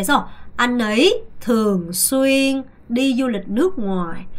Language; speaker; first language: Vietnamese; non-native, fluent; Korean